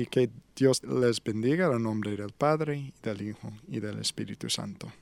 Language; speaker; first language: Spanish; non-native, learner; English